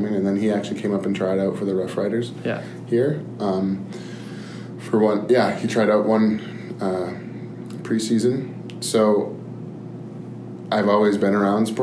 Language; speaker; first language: English; native; English